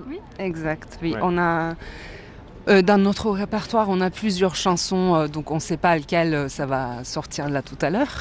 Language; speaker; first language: French; non-native, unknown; Turkish